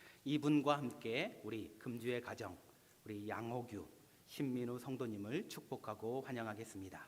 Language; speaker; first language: Korean; native; Korean